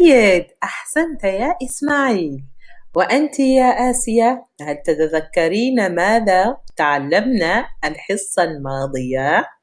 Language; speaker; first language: Arabic; non-native, fluent; French